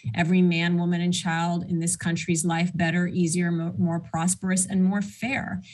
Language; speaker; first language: English; early bilingual, other home language; Arabic